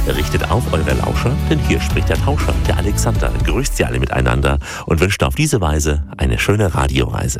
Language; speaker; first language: German; native; German